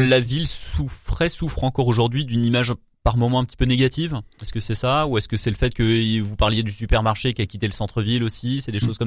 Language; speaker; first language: French; native; French